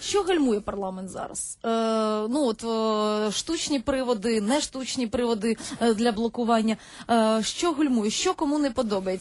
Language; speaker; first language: Ukrainian; native; Ukrainian